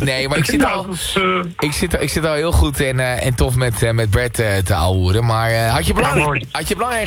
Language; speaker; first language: Dutch; native; Dutch